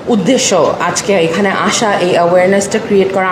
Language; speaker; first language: Bangla; native; Bangla